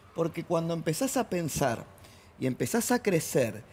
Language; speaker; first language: Spanish; native; Spanish